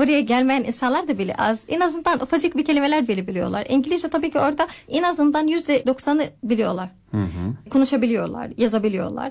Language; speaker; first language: Turkish; non-native, learner; Arabic